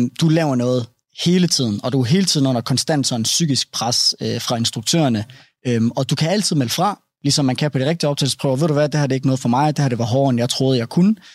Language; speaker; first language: Danish; early bilingual, other home language; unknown